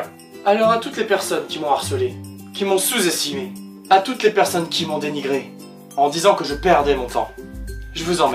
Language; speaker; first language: French; native; French